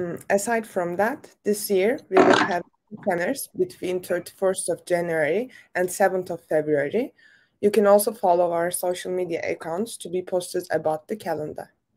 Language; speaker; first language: English; non-native, fluent; Turkish